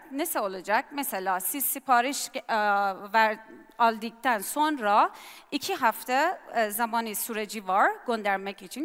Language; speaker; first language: Turkish; non-native, learner; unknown